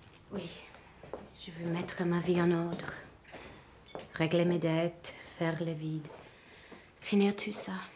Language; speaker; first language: French; non-native, fluent; English